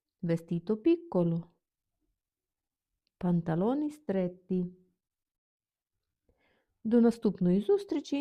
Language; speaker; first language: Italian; non-native, fluent; Ukrainian